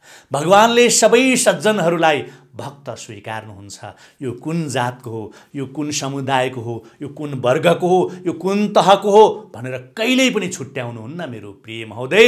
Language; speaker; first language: Nepali; native; Nepali